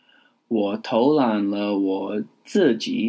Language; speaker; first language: Chinese; non-native, learner; English